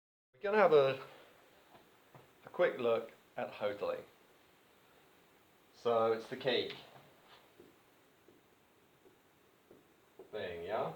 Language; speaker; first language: English; native; English